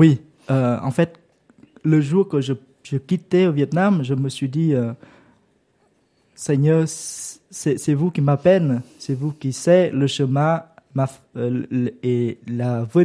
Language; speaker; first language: French; non-native, learner; Vietnamese